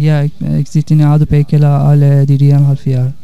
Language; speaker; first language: Dutch; non-native, learner; Persian